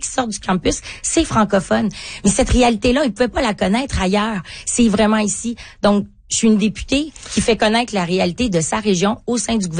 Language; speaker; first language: French; native; French